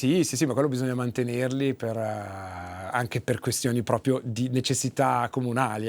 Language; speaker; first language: Italian; native; Italian